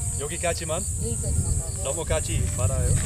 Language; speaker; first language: Korean; non-native, learner; Dutch